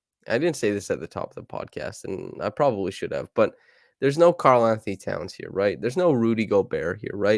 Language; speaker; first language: English; native; English